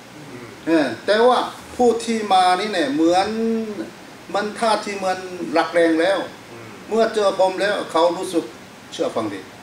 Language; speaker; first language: Thai; non-native, fluent; Korean